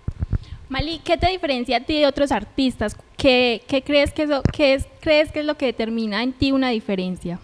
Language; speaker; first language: Spanish; native; Spanish